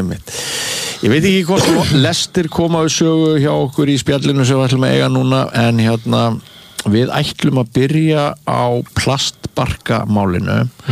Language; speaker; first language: Icelandic; native; Icelandic